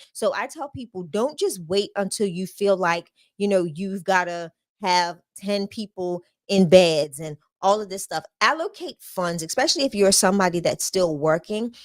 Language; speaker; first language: English; native; English